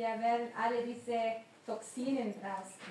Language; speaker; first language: German; non-native, learner; Spanish